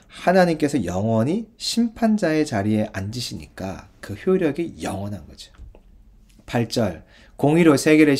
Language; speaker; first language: Korean; native; Korean